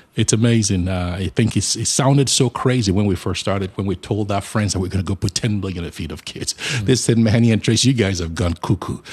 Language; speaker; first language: English; non-native, local second language; Yoruba